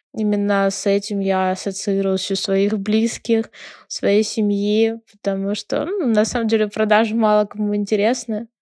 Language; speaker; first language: Russian; non-native, local second language; Ukrainian